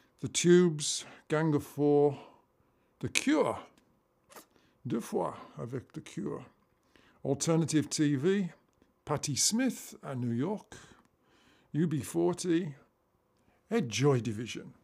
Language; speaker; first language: French; non-native, learner; English